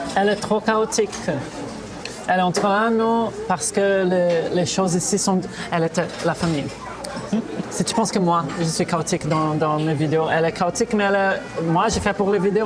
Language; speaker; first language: French; early bilingual, heritage; Portuguese